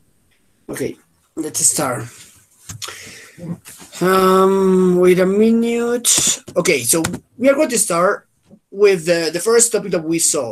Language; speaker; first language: English; non-native, fluent; Spanish